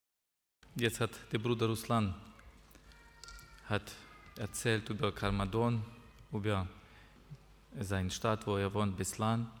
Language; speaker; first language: German; non-native, learner; Russian